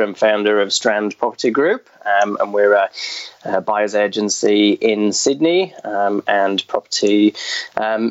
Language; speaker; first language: English; native; English